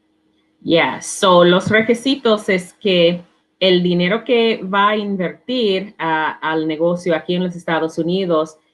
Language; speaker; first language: Spanish; non-native, learner; English